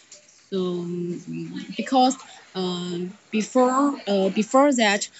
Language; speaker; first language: English; non-native, learner; Chinese